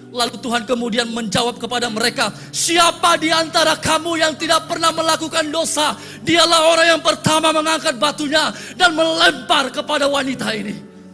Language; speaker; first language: Indonesian; native; Indonesian